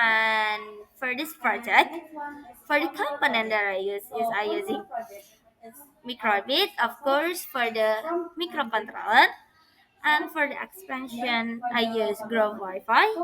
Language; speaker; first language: English; non-native, learner; Indonesian